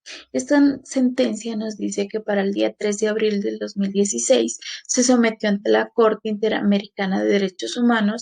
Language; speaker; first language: Spanish; native; Spanish